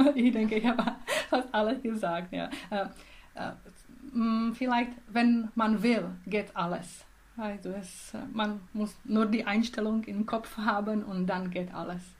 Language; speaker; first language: German; non-native, learner; Czech